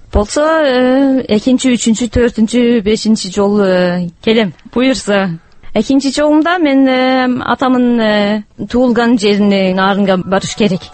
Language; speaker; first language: Kyrgyz; early bilingual, heritage; Kyrgyz